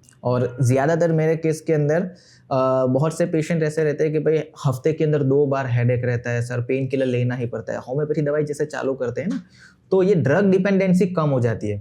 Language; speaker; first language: Hindi; non-native, local second language; Gujarati